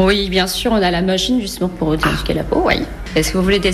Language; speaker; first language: French; non-native, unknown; Korean